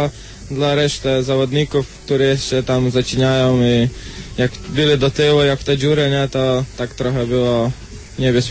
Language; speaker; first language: Polish; non-native, learner; Croatian